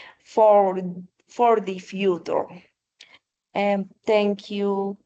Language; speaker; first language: English; non-native, learner; Spanish